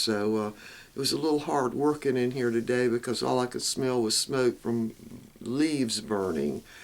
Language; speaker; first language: English; native; English